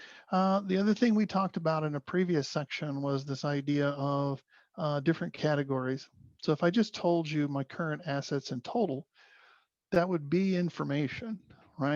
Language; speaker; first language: English; native; English